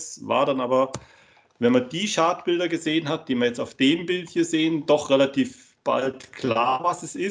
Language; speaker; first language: German; native; German